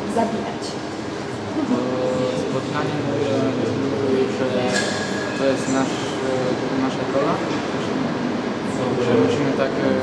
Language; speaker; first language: Polish; non-native, fluent; Spanish